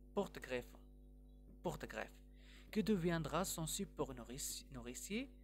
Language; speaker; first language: French; non-native, local second language; Arabic